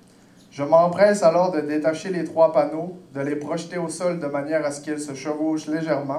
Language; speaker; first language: French; native; French